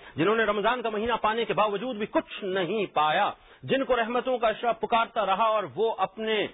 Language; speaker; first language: Urdu; native; Urdu